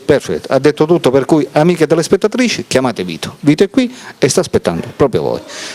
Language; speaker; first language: Italian; native; Italian